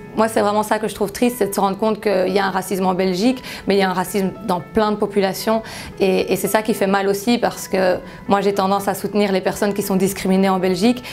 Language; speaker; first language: French; native; French